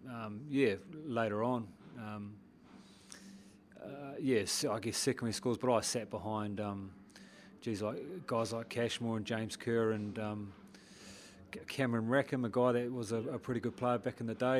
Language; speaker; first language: English; native; English